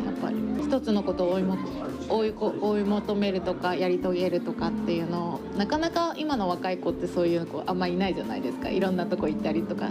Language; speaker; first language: Japanese; native; Japanese